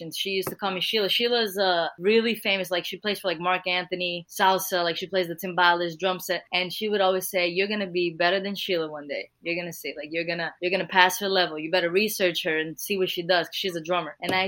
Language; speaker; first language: English; early bilingual, other home language; Portuguese